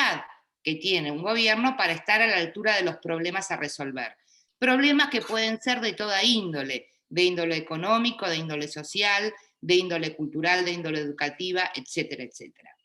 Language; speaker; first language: Spanish; native; Spanish